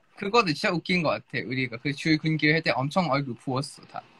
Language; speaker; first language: Korean; non-native, fluent; Thai